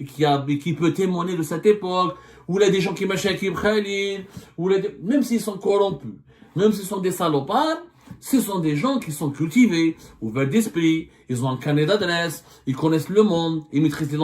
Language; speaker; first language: French; non-native, local second language; Arabic